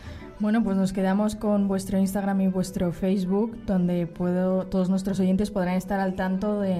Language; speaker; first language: Spanish; native; Spanish